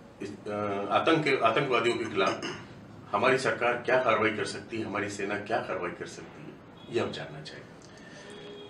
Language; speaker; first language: Hindi; native; Hindi